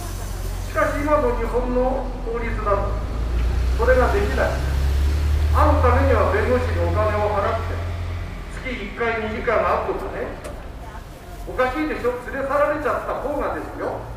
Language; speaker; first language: Japanese; native; Japanese